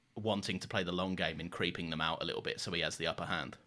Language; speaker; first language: English; native; English